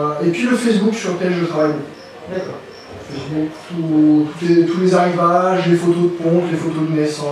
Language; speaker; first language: French; native; French